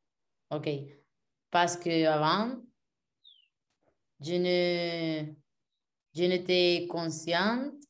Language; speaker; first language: French; non-native, learner; Spanish